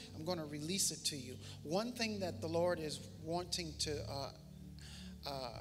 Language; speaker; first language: English; native; English